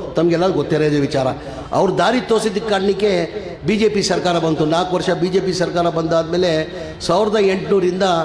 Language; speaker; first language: Kannada; non-native, local second language; Urdu